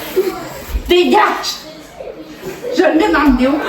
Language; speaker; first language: French; native; French